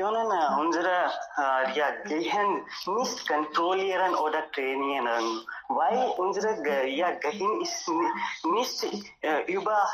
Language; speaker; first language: German; non-native, learner; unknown